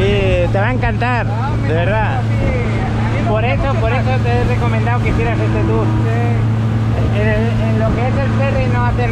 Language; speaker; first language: Spanish; native; Spanish